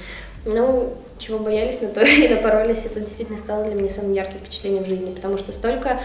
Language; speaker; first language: Russian; native; Russian